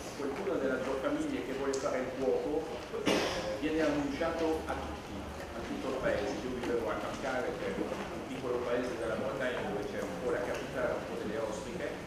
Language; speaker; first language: Italian; non-native, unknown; French